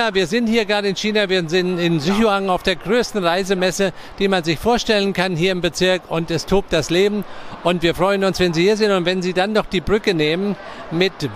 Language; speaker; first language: German; native; German